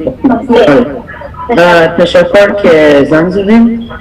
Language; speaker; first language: Persian; early bilingual, heritage; Persian